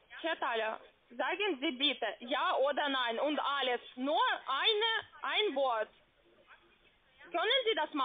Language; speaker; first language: German; non-native, learner; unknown